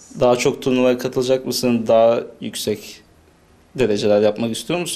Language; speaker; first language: Turkish; native; Turkish